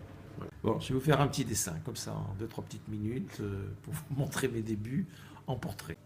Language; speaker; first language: French; native; French